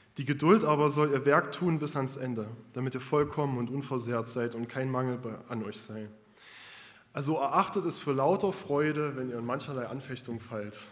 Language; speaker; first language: German; native; German